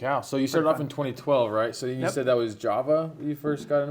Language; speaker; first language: English; native; English